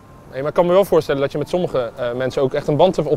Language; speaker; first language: Dutch; native; Dutch